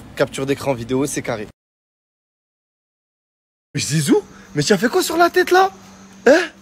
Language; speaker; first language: French; native; French